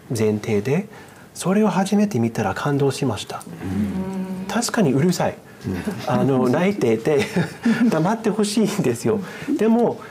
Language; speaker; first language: Japanese; non-native, fluent; English